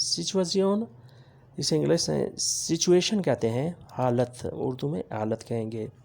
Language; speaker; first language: Urdu; native; Urdu